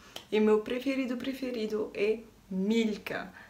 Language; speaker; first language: Portuguese; non-native, learner; French